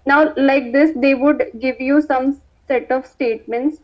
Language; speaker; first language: English; non-native, local second language; Punjabi